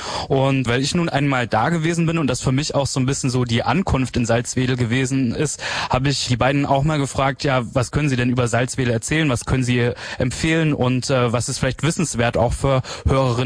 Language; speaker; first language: German; native; German